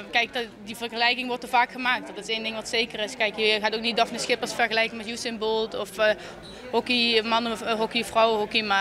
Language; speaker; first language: Dutch; native; Dutch